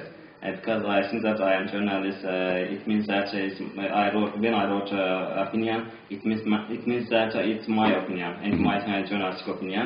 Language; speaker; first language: English; non-native, learner; Azerbaijani